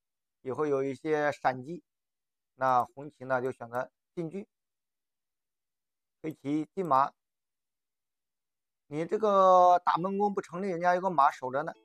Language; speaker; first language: Chinese; native; Chinese